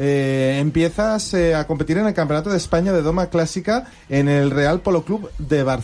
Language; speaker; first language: Spanish; native; Spanish